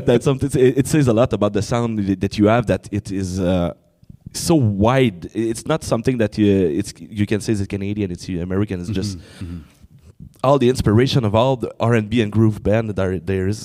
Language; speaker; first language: English; non-native, fluent; French